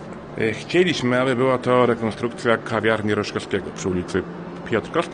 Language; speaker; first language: Polish; native; Polish